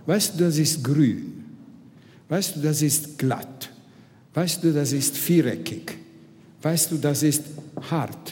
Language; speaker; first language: German; non-native, fluent; Hungarian